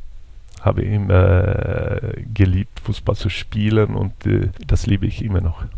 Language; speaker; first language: German; non-native, fluent; Swedish